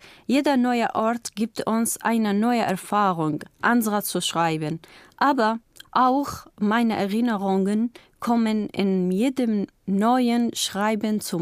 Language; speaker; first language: German; non-native, learner; Kurdish